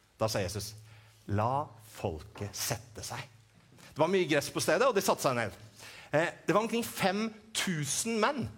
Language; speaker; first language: Norwegian; native; Norwegian